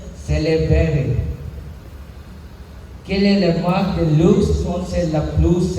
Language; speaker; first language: French; non-native, learner; Sinhala